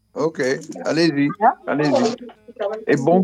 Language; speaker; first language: French; non-native, learner; Dutch